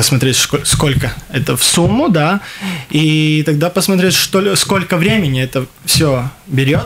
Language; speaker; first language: Russian; non-native, local second language; Latvian